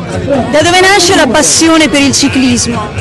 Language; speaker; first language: Italian; native; Italian